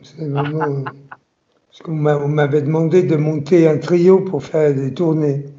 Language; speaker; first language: French; early bilingual, other home language; Italian